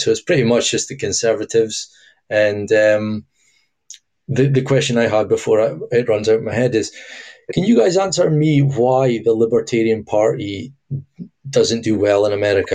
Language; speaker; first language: English; native; English